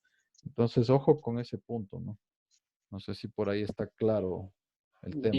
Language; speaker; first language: Spanish; native; Spanish